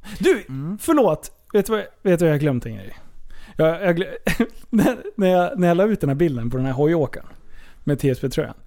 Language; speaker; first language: Swedish; native; Swedish